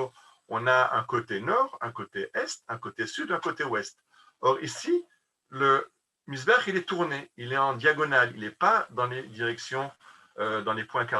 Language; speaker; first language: French; native; French